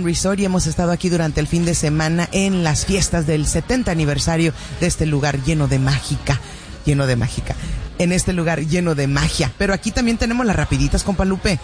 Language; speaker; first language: Spanish; early bilingual, heritage; Spanish